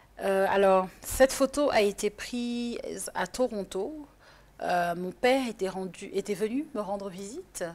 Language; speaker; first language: French; native; French